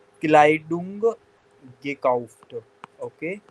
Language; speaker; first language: German; non-native, learner; Hindi